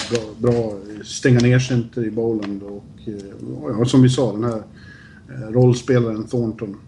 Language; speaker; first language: Swedish; native; Swedish